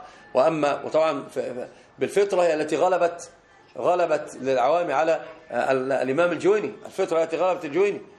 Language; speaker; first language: Arabic; native; Arabic